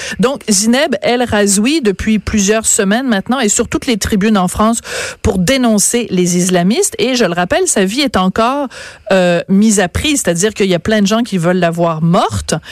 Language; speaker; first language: French; native; French